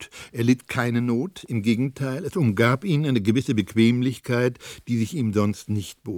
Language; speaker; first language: German; native; German